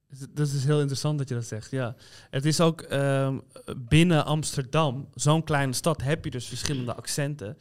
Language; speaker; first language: Dutch; native; Dutch